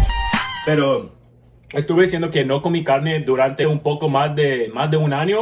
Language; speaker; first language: Spanish; early bilingual, heritage; Spanish